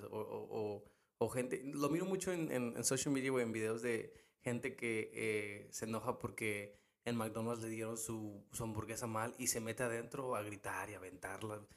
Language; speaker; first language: Spanish; early bilingual, heritage; Spanish